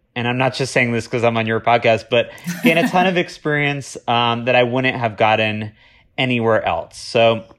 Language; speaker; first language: English; native; English